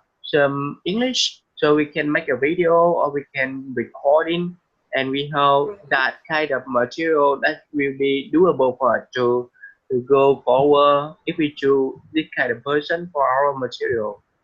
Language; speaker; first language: English; non-native, learner; Vietnamese